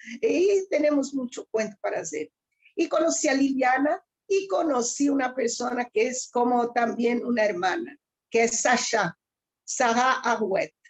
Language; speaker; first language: Spanish; early bilingual, heritage; Ladino